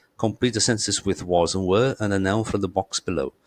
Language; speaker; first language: English; non-native, fluent; Portuguese